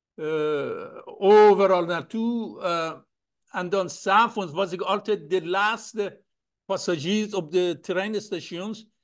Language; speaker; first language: Dutch; non-native, fluent; Persian